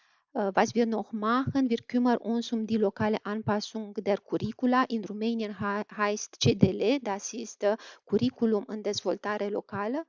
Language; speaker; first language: German; non-native, fluent; Romanian